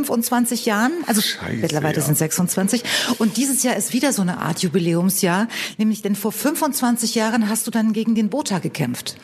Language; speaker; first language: German; native; German